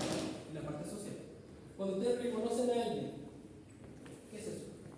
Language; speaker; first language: Spanish; native; Spanish